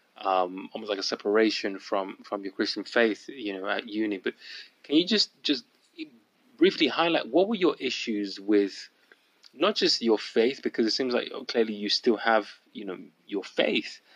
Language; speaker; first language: English; early bilingual, other home language; Yoruba